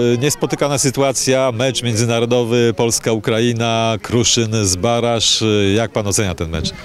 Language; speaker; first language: Polish; native; Polish